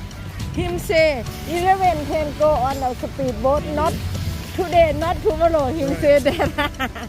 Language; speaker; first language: English; non-native, learner; Thai